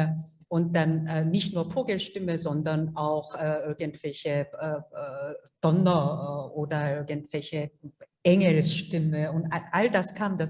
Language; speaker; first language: German; non-native, fluent; Korean